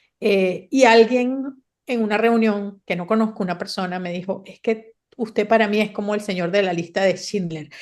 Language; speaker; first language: Spanish; native; Spanish